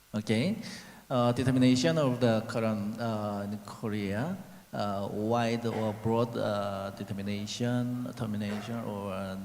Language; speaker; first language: English; non-native, learner; Korean